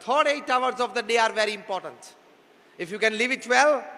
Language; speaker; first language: English; non-native, local second language; Gujarati